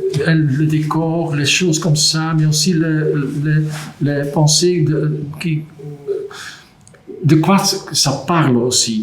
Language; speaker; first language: French; non-native, local second language; Dutch